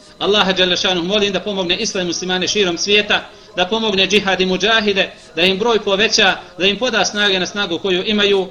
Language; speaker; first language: Bosnian; native; Bosnian